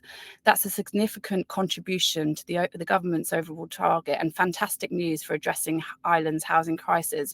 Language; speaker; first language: English; native; English